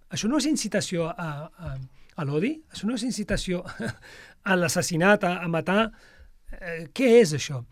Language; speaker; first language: Catalan; non-native, fluent; Arabic